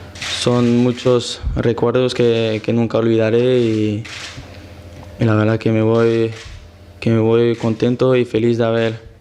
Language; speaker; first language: Spanish; non-native, fluent; French